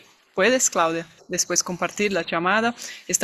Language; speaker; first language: Spanish; non-native, fluent; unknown